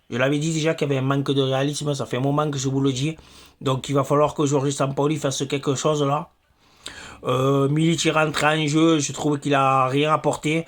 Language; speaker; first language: French; native; French